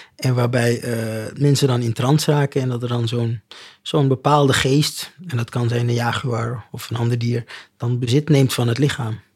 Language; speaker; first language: Dutch; native; Dutch